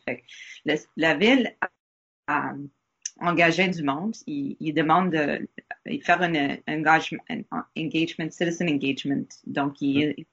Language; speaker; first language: French; non-native, learner; English